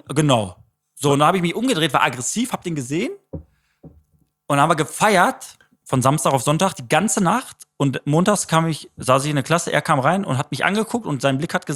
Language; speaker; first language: German; native; German